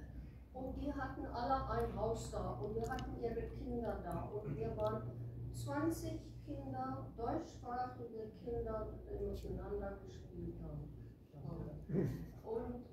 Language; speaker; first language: German; early bilingual, heritage; German